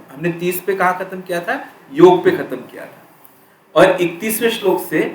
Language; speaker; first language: Hindi; non-native, local second language; Marathi